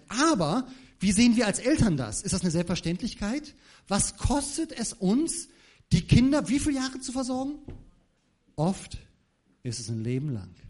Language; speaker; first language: German; native; German